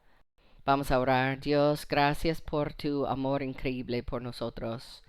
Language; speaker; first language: Spanish; non-native, fluent; English